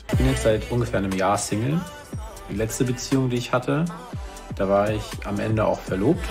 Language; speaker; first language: German; native; German